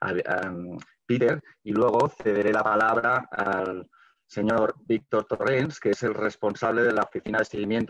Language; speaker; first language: Spanish; native; Spanish